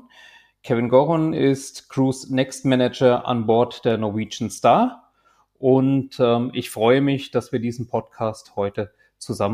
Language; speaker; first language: German; native; German